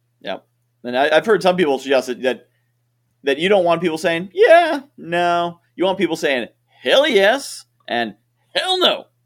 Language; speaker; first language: English; native; English